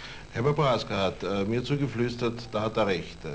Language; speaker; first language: German; native; German